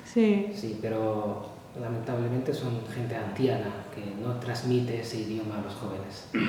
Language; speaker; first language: Spanish; non-native, fluent; Arabic